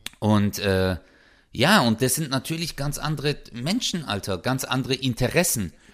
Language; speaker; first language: German; early bilingual, other home language; Turkish